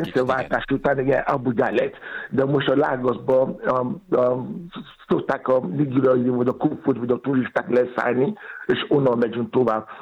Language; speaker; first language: Hungarian; non-native, fluent; Yoruba